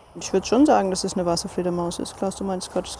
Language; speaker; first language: German; native; German